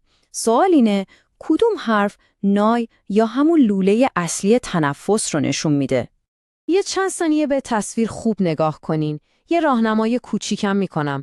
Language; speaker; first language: Persian; native; Persian